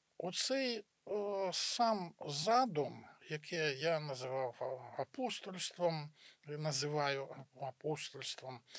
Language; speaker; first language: Ukrainian; native; Ukrainian